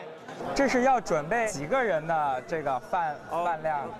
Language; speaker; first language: Chinese; native; Chinese